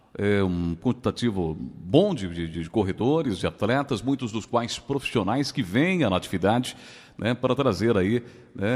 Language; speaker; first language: Portuguese; native; Portuguese